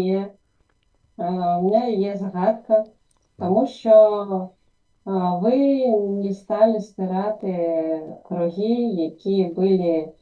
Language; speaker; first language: Ukrainian; non-native, learner; Russian